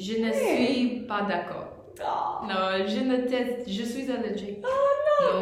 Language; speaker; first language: French; non-native, learner; English